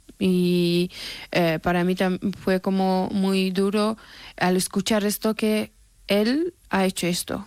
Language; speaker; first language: Spanish; non-native, fluent; Persian